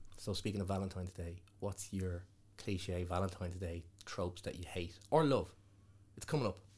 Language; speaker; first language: English; native; English